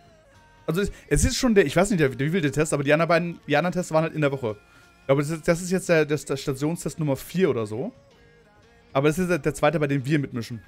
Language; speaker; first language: German; native; German